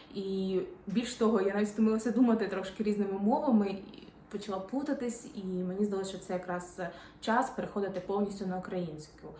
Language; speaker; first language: Ukrainian; non-native, local second language; Russian